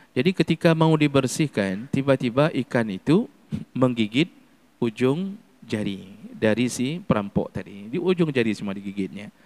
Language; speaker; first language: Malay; non-native, local second language; Achinese